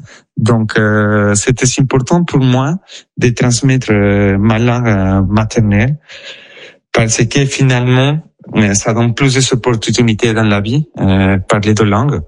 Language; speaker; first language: French; non-native, fluent; Spanish